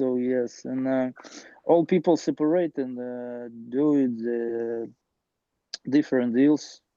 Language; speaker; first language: English; non-native, learner; Russian